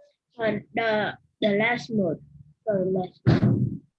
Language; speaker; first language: English; non-native, learner; Vietnamese